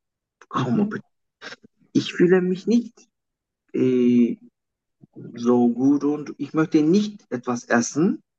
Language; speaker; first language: German; non-native, learner; Turkish